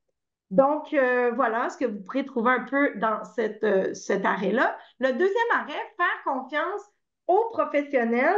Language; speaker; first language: French; native; French